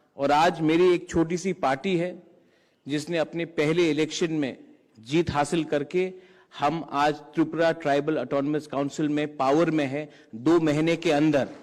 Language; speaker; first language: Hindi; non-native, local second language; Kok Borok